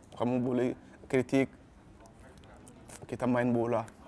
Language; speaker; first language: Malay; non-native, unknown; Bambara